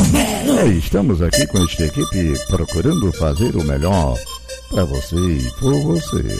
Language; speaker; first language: Portuguese; native; Portuguese